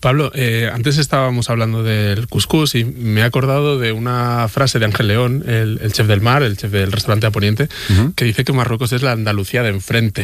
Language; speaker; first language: Spanish; native; Spanish